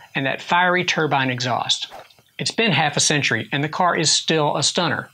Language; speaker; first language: English; native; English